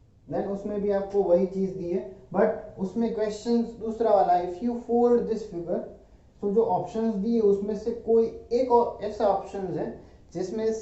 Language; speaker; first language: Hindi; non-native, local second language; Gujarati